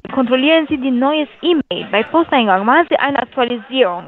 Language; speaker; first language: German; non-native, learner; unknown